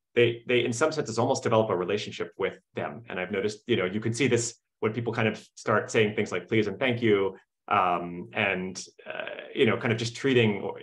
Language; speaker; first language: English; native; English